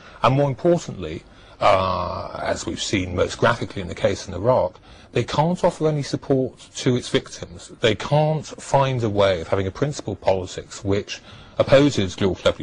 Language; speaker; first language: English; native; English